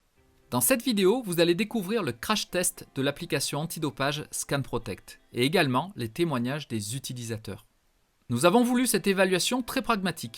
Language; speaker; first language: French; native; French